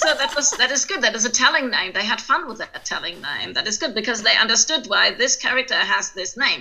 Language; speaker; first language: English; non-native, fluent; German